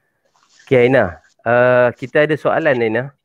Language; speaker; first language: Malay; native; Malay